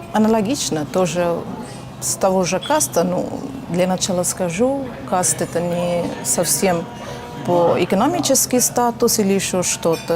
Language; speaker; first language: Russian; non-native, fluent; Tamil